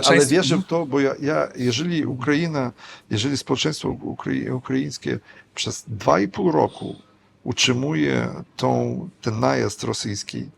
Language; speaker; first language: Polish; non-native, fluent; Ukrainian